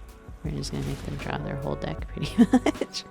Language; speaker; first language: English; native; English